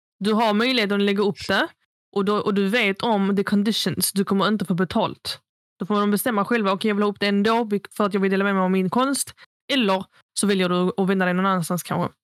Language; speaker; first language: Swedish; early bilingual, other home language; Arabic